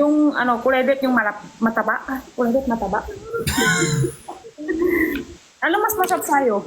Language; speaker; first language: Filipino; non-native, learner; Chinese